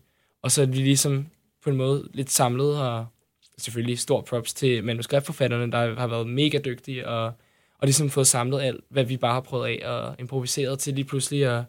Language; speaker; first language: Danish; native; Danish